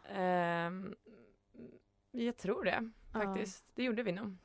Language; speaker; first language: Swedish; native; Swedish